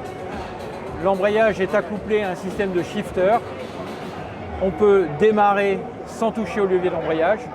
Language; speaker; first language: French; native; French